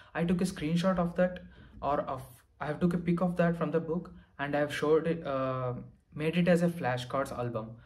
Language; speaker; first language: English; non-native, local second language; Telugu